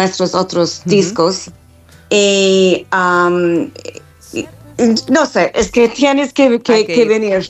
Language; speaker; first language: Spanish; non-native, learner; English